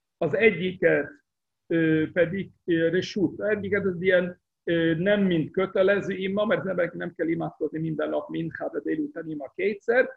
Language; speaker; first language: Hungarian; early bilingual, heritage; Hungarian